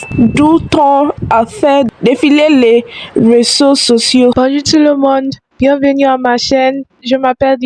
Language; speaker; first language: French; non-native, learner; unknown